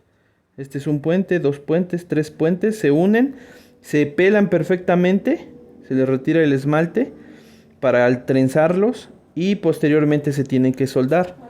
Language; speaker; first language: Spanish; native; Spanish